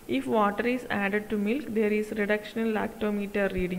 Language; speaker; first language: English; non-native, local second language; Malayalam